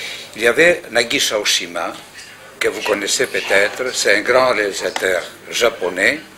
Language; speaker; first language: French; non-native, fluent; Greek